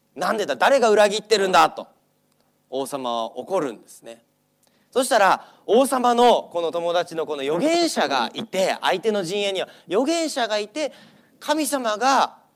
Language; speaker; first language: Japanese; non-native, fluent; English